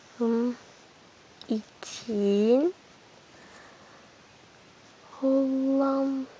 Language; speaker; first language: Turkish; early bilingual, heritage; Turkish